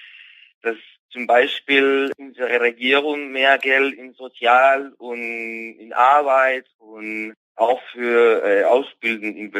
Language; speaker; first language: German; non-native, fluent; Spanish